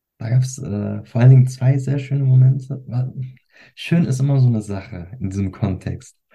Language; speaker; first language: German; early bilingual, other home language; Turkish